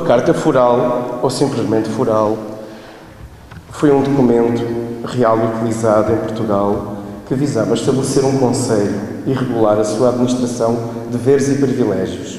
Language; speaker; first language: Portuguese; native; Portuguese